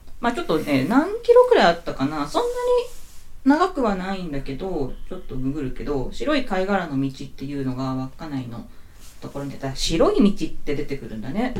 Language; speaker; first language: Japanese; native; Japanese